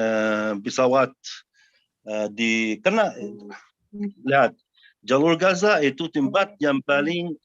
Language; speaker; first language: Indonesian; non-native, learner; Arabic